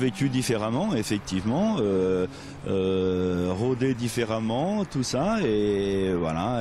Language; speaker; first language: French; native; French